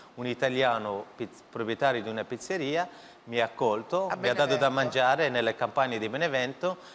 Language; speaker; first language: Italian; early bilingual, other home language; Persian